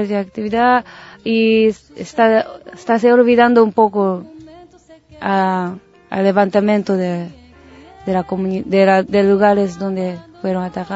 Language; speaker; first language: Spanish; non-native, learner; Japanese